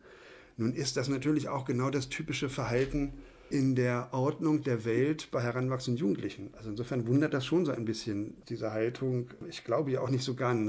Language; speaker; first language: German; native; German